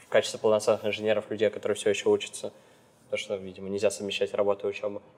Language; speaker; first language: Russian; native; Russian